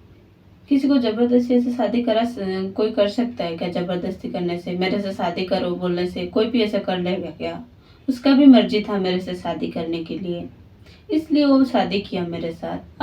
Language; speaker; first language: Hindi; non-native, local second language; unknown